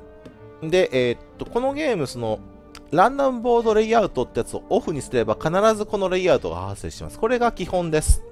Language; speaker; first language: Japanese; native; Japanese